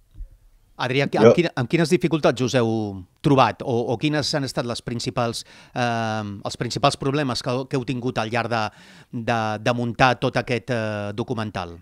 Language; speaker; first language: Catalan; native; Catalan